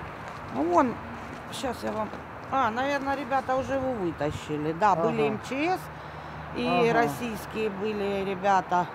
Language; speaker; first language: Russian; native; Russian